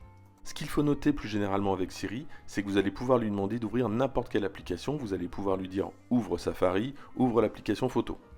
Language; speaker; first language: French; native; French